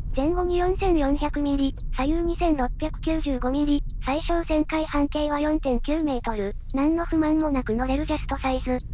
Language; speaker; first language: Japanese; native; Japanese